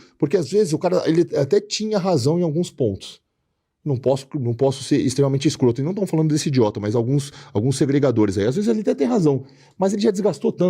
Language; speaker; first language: Portuguese; native; Portuguese